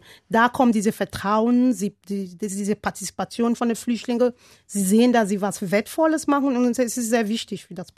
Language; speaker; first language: German; non-native, learner; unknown